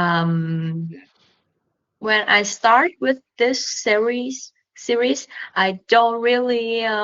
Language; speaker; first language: English; non-native, learner; Vietnamese